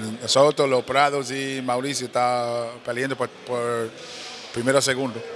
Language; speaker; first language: Spanish; non-native, learner; English